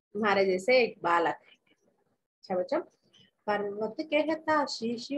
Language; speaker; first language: Hindi; non-native, local second language; Telugu